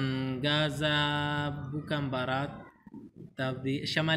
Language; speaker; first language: Indonesian; non-native, learner; Arabic